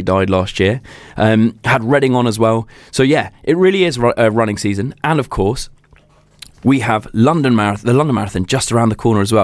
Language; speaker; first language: English; native; English